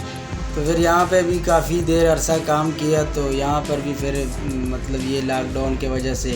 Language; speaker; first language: Hindi; non-native, local second language; Pashto